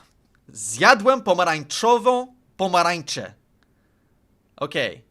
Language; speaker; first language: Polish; non-native, learner; English